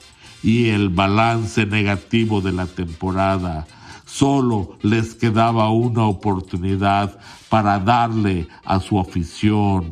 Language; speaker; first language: Spanish; early bilingual, heritage; Spanish